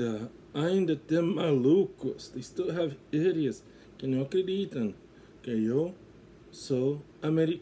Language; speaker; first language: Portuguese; non-native, learner; English